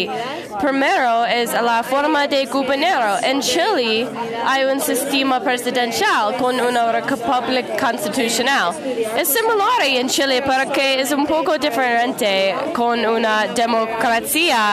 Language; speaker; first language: Spanish; non-native, learner; English